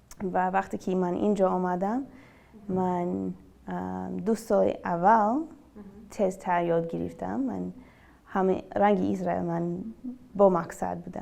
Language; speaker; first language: Persian; early bilingual, other home language; English